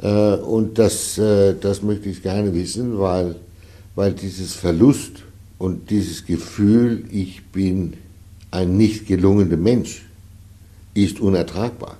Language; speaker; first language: German; non-native, fluent; Danish